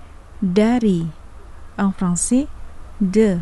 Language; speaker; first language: French; non-native, fluent; Indonesian